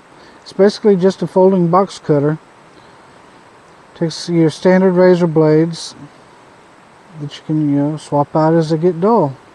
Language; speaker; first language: English; native; English